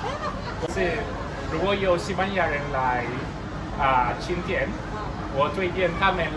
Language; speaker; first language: Chinese; non-native, learner; Spanish